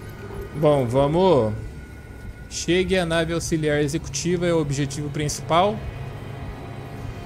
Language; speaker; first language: Portuguese; native; Portuguese